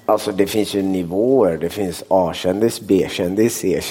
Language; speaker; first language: Swedish; early bilingual, other home language; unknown